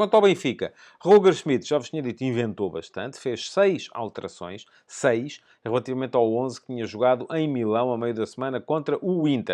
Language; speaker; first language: Portuguese; native; Portuguese